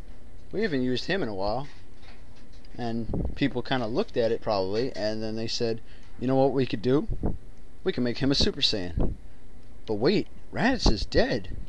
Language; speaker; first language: English; native; English